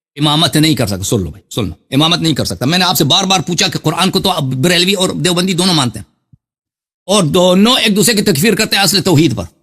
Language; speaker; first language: Urdu; non-native, fluent; Persian